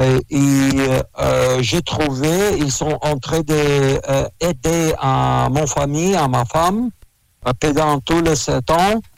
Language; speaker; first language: French; non-native, learner; Russian